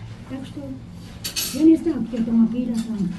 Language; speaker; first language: Russian; non-native, fluent; Estonian